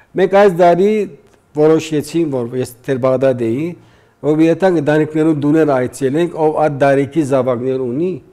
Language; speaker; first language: Armenian; early bilingual, heritage; Armenian